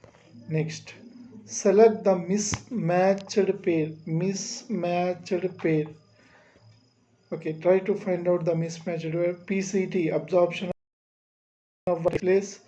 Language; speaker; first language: English; non-native, local second language; Telugu